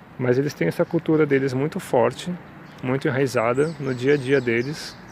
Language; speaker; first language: Portuguese; native; Portuguese